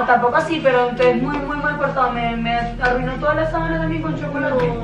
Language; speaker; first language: Spanish; native; Spanish